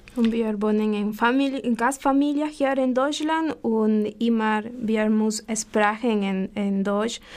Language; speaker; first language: German; non-native, learner; Spanish